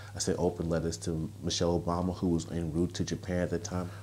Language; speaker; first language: English; native; English